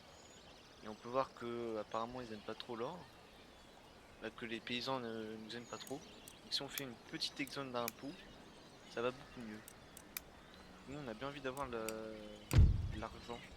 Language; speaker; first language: French; native; French